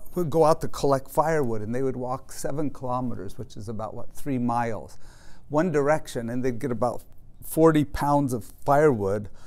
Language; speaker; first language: English; native; English